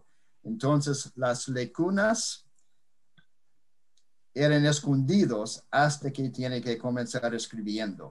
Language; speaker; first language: Spanish; non-native, fluent; English